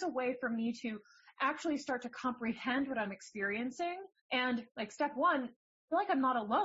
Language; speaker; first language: English; native; English